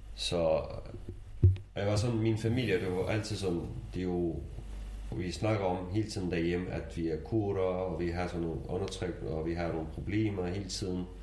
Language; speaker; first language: Danish; non-native, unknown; Kurdish